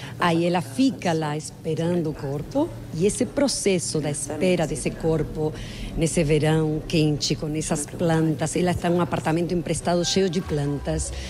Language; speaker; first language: Portuguese; non-native, fluent; Spanish